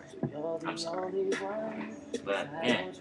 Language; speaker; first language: English; native; English